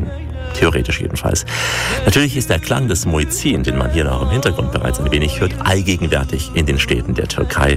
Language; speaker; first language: German; native; German